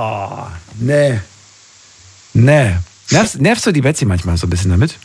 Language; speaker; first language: German; native; German